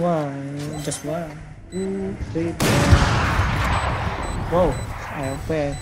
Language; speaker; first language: English; non-native, learner; Indonesian